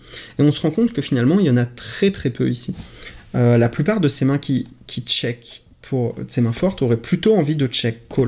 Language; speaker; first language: French; native; French